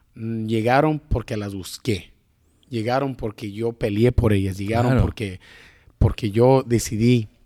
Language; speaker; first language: Spanish; early bilingual, heritage; Spanish